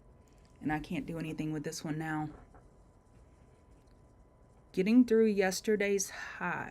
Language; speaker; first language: English; native; English